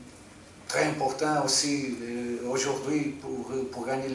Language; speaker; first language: French; non-native, fluent; Portuguese